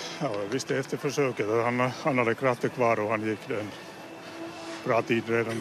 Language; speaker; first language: Swedish; non-native, fluent; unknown